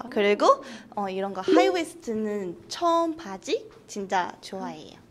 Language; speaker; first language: Korean; non-native, learner; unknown